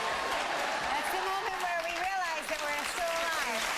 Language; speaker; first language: English; native; English